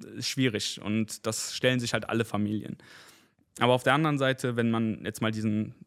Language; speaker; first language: German; early bilingual, other home language; Spanish